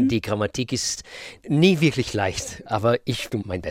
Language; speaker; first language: German; non-native, fluent; Russian